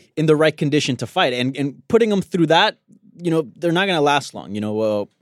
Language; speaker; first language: English; early bilingual, other home language; Spanish